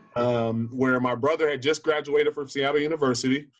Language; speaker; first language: English; native; English